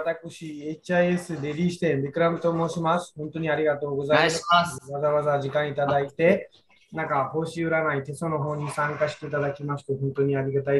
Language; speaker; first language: Japanese; non-native, fluent; Hindi